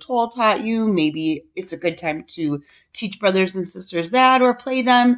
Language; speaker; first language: English; native; English